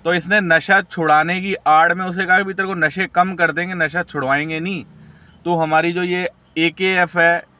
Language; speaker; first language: Hindi; non-native, local second language; Punjabi